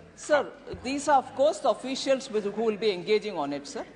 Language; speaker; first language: English; non-native, local second language; Tamil